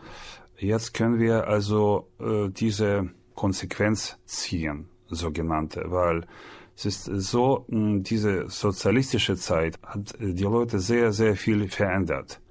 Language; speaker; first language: German; non-native, learner; Russian